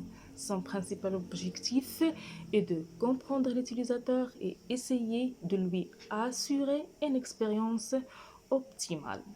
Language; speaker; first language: French; non-native, fluent; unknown